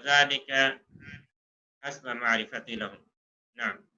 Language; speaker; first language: Arabic; non-native, fluent; Urdu